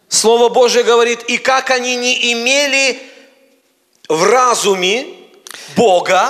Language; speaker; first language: Polish; non-native, learner; Russian